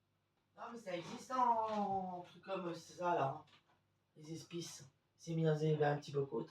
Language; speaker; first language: French; native; French